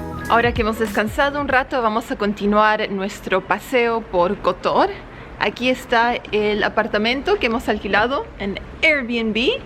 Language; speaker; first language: Spanish; native; Spanish